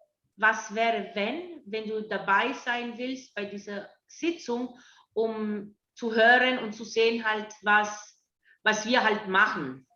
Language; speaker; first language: German; non-native, fluent; Italian